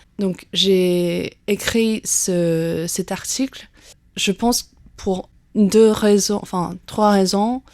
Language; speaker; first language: French; non-native, fluent; Chinese